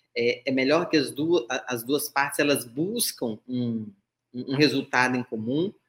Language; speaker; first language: Portuguese; native; Portuguese